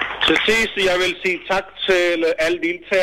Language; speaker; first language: Danish; non-native, fluent; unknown